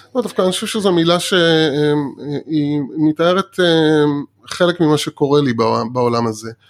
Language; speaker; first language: Hebrew; early bilingual, other home language; Persian